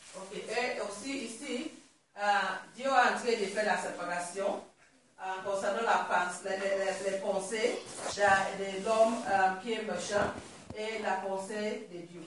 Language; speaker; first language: French; non-native, learner; Swahili